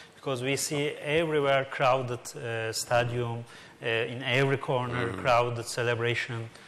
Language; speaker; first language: English; non-native, learner; Turkish